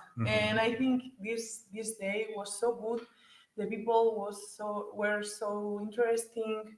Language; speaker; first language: English; non-native, learner; Spanish